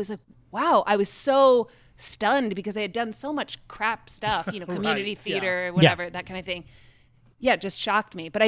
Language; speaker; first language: English; native; English